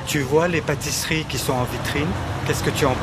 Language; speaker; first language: French; native; French